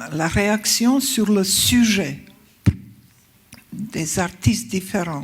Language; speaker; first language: French; non-native, fluent; Croatian